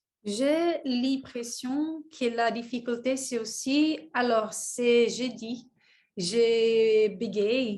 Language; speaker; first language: French; non-native, learner; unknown